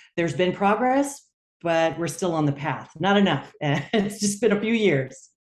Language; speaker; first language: English; native; English